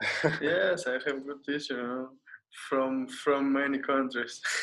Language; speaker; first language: English; non-native, learner; Russian